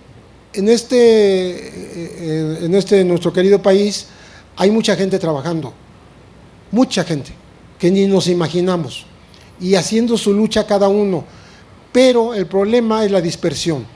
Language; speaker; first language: Spanish; native; Spanish